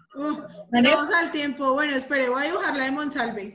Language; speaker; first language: Spanish; native; Spanish